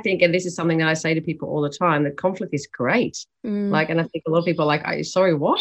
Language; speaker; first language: English; non-native, fluent; Dutch